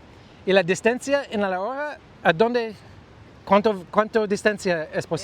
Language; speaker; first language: Spanish; non-native, learner; English